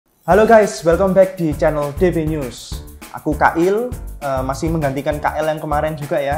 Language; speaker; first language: Indonesian; native; Indonesian